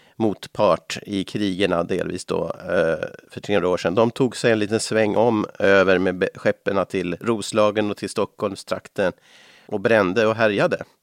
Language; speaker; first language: Swedish; native; Swedish